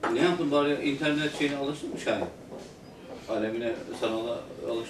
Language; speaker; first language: Turkish; native; Turkish